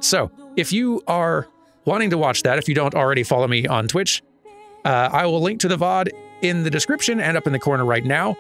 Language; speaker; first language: English; native; English